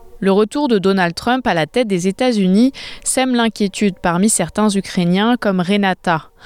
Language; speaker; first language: French; native; French